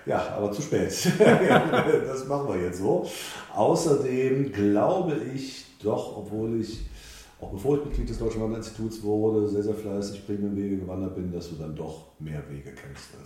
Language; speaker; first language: German; native; German